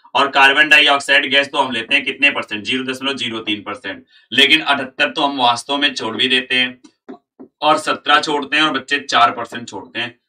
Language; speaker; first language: Hindi; native; Hindi